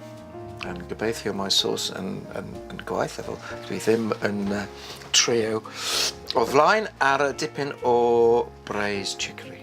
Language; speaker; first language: Welsh; non-native, learner; English